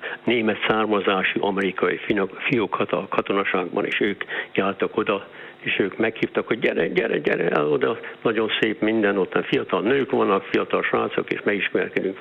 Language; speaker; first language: Hungarian; early bilingual, heritage; Hungarian